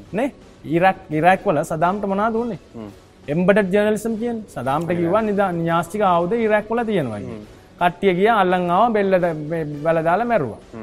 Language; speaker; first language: Sinhala; non-native, local second language; Tamil